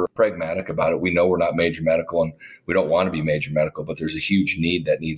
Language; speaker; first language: English; native; English